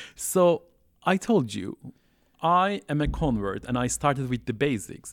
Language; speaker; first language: English; non-native, fluent; Turkish